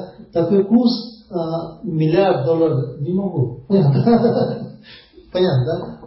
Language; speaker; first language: Russian; non-native, learner; Tibetan